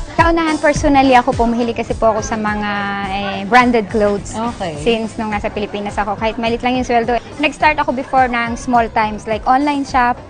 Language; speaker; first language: Filipino; native; Filipino